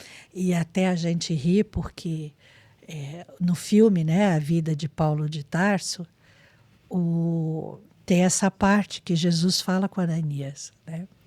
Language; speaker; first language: Portuguese; native; Portuguese